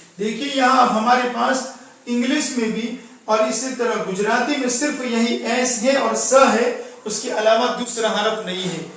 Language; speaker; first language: Urdu; non-native, local second language; Gujarati